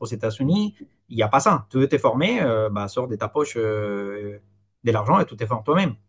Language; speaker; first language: French; non-native, fluent; Spanish